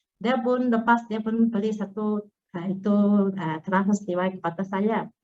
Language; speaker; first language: Malay; non-native, local second language; Chinese